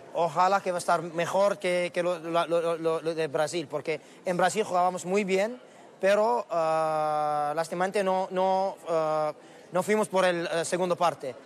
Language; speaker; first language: Spanish; non-native, learner; Arabic